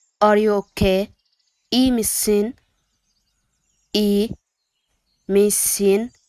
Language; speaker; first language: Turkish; non-native, fluent; Arabic